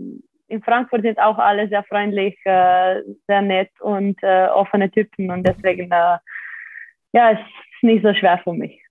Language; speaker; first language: German; non-native, fluent; Slovenian